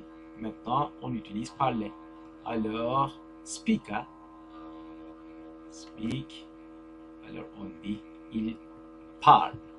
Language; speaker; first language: French; non-native, fluent; Turkish